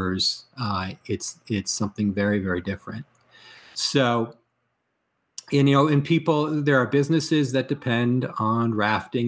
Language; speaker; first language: English; native; English